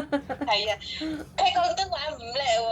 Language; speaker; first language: Cantonese; non-native, fluent; Indonesian